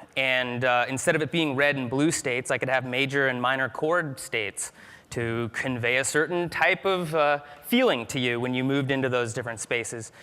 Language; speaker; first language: English; native; English